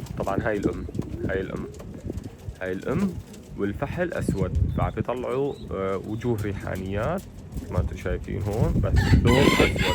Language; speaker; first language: Arabic; native; Arabic